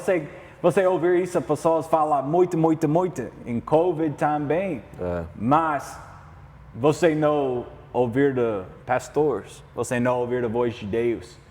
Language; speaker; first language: Portuguese; non-native, learner; English